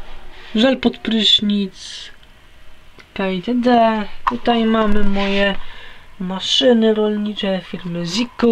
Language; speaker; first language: Polish; native; Polish